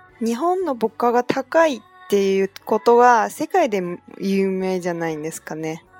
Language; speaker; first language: Japanese; non-native, fluent; Chinese